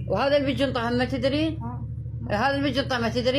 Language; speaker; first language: Arabic; native; Arabic